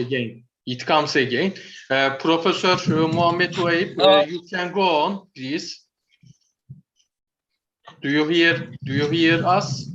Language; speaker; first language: English; non-native, learner; Turkish